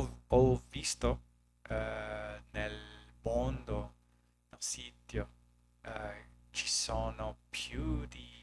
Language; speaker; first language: Italian; non-native, learner; English